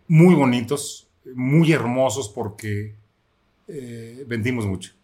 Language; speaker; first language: Spanish; native; Spanish